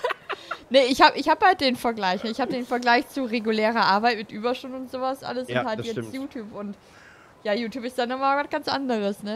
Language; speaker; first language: German; native; German